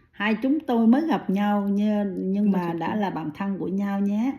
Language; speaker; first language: Vietnamese; native; Vietnamese